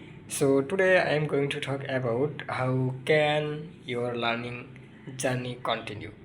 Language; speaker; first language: English; non-native, learner; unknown